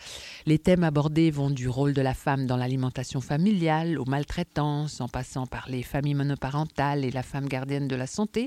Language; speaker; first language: French; native; French